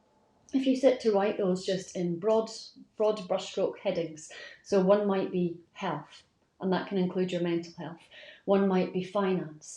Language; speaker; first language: English; native; English